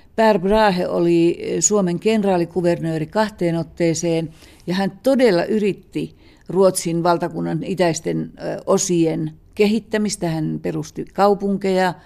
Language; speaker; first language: Finnish; native; Finnish